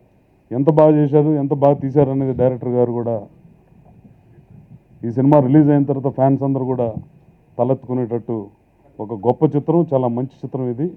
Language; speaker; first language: Telugu; native; Telugu